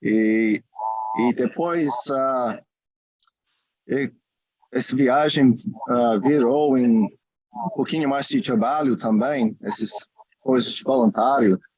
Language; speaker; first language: Portuguese; non-native, learner; English